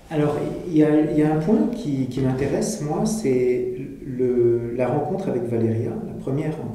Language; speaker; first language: French; native; French